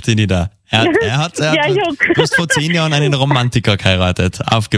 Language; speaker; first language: German; native; German